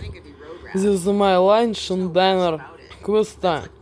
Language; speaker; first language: English; non-native, learner; Russian